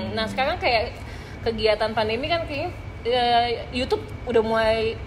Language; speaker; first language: Indonesian; native; Indonesian